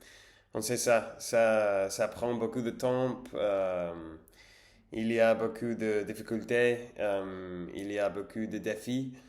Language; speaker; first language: French; non-native, learner; English